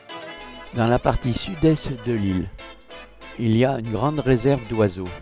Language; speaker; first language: French; native; French